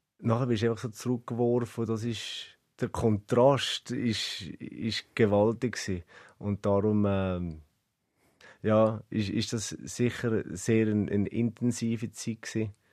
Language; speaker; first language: German; native; German